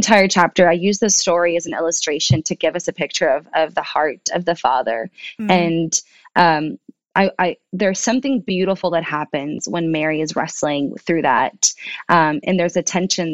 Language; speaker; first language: English; early bilingual, other home language; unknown